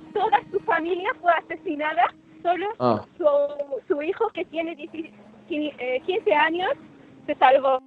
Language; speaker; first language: Spanish; non-native, fluent; Arabic